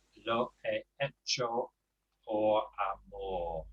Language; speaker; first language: Spanish; non-native, learner; English